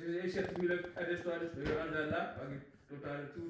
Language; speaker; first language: Italian; non-native, learner; Punjabi